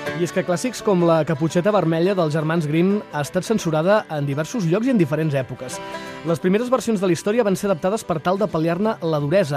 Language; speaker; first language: Catalan; native; Catalan